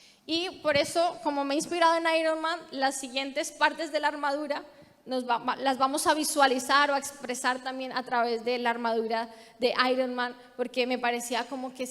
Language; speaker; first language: Spanish; native; Spanish